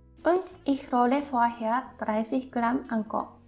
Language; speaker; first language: German; non-native, fluent; Japanese